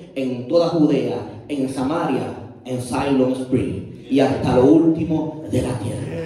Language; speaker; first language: Spanish; native; Spanish